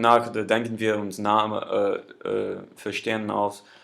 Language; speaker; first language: German; non-native, learner; English